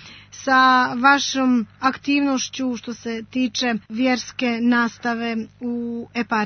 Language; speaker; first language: Croatian; native; Croatian